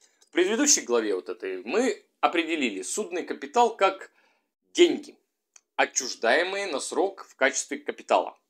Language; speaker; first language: Russian; native; Russian